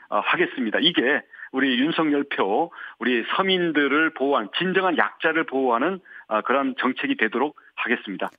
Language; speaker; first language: Korean; native; Korean